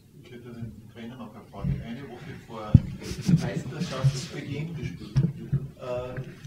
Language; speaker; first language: German; native; German